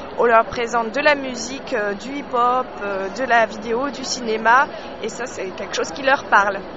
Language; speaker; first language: French; native; French